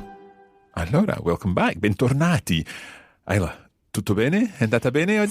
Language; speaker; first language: Italian; non-native, fluent; English